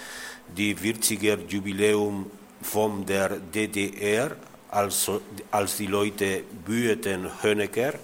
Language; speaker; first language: German; non-native, learner; Spanish